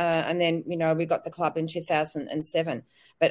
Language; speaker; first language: English; native; English